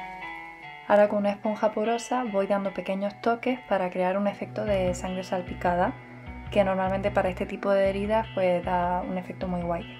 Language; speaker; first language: Spanish; native; Spanish